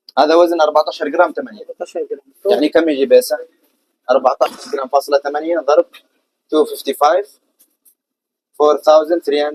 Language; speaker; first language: Arabic; non-native, learner; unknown